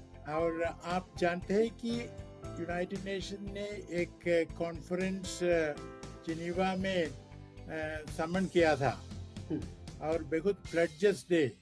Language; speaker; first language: Hindi; non-native, local second language; Malayalam